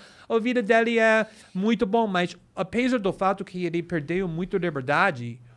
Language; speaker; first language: Portuguese; non-native, fluent; English